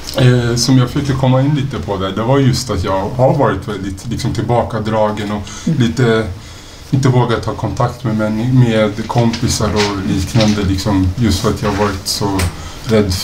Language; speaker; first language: Swedish; native; Swedish